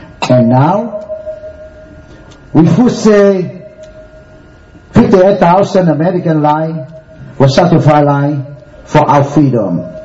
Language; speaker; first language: English; non-native, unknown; Vietnamese